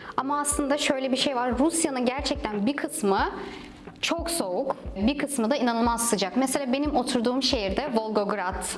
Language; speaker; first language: Turkish; non-native, fluent; Russian